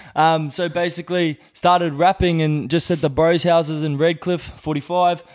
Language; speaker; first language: English; native; English